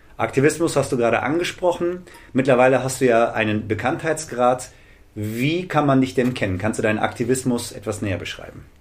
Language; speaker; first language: German; native; German